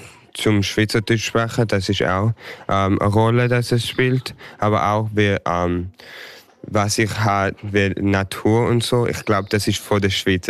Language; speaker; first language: German; early bilingual, heritage; English